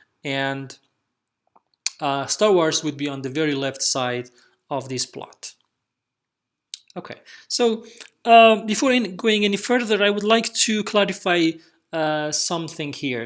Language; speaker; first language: English; non-native, fluent; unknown